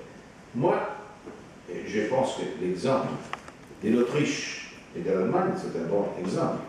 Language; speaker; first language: French; non-native, fluent; Italian